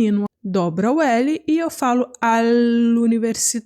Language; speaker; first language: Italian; non-native, fluent; Portuguese